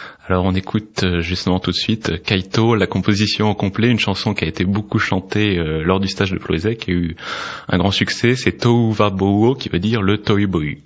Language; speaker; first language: French; native; French